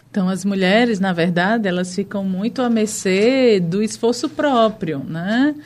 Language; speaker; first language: Portuguese; native; Portuguese